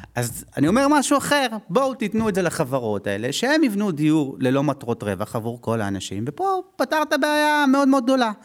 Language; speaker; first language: Hebrew; native; Hebrew